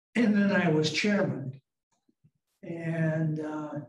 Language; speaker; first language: English; native; English